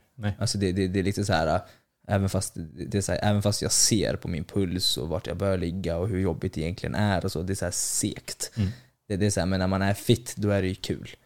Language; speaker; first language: Swedish; early bilingual, other home language; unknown